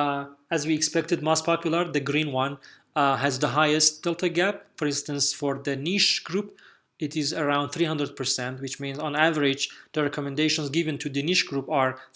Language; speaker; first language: English; non-native, fluent; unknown